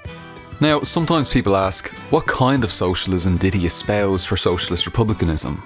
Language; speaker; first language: English; native; English